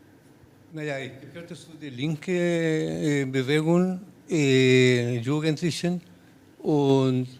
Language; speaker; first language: German; non-native, learner; Spanish